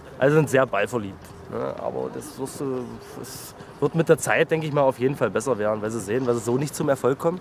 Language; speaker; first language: German; native; German